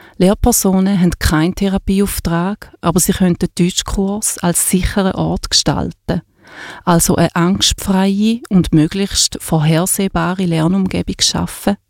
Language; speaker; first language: German; native; German